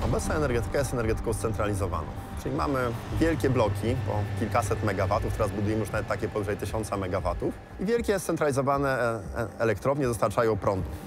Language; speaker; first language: Polish; native; Polish